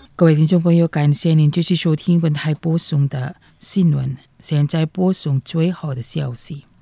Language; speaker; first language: Chinese; non-native, fluent; Indonesian